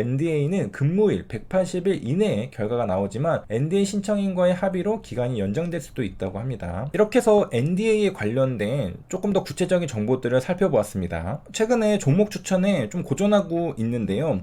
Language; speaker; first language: Korean; native; Korean